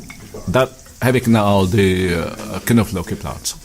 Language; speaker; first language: Dutch; non-native, fluent; Filipino